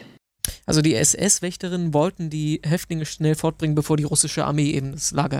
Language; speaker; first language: German; native; German